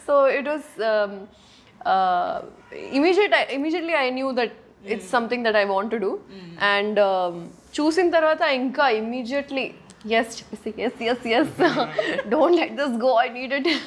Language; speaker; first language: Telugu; non-native, local second language; Urdu